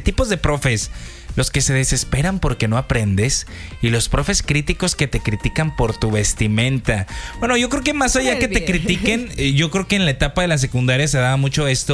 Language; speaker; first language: Spanish; native; Spanish